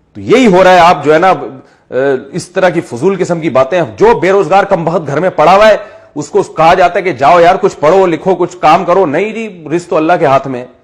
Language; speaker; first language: Urdu; native; Urdu